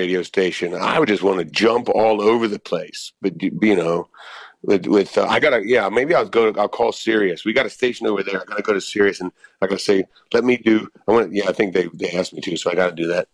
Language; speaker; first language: English; native; English